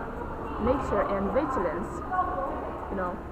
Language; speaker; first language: English; non-native, learner; Chinese